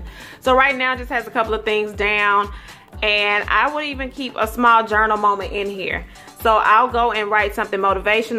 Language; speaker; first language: English; native; English